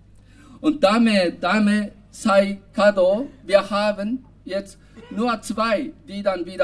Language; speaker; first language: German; non-native, fluent; Japanese